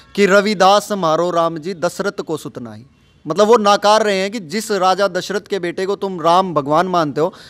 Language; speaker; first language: Hindi; native; Hindi